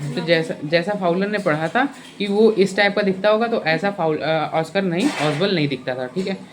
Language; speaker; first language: Hindi; native; Hindi